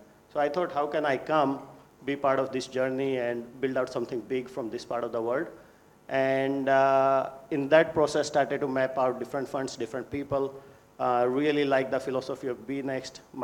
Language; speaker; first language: English; non-native, local second language; Hindi